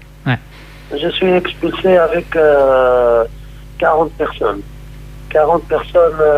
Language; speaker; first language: French; non-native, local second language; Arabic